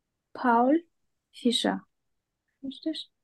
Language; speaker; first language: German; non-native, learner; Turkish